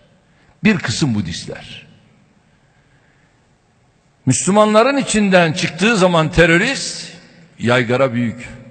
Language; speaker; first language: Turkish; native; Turkish